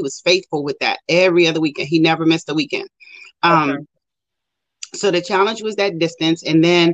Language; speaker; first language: English; native; English